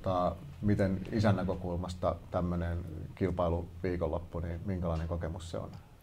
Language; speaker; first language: Finnish; native; Finnish